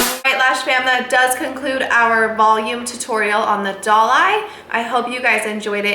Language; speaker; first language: English; native; English